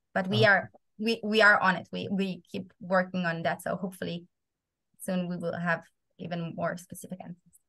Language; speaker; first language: English; non-native, fluent; Hebrew